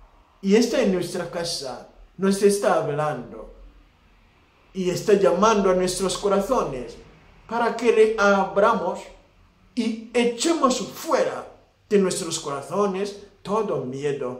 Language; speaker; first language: Spanish; non-native, fluent; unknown